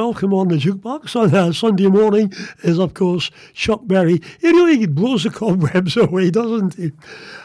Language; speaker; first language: English; native; English